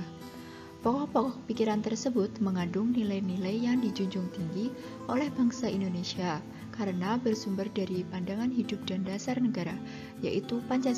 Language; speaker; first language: Indonesian; native; Indonesian